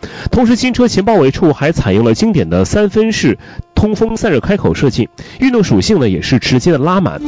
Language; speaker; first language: Chinese; native; Chinese